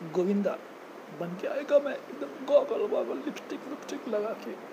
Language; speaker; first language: Hindi; non-native, local second language; Marathi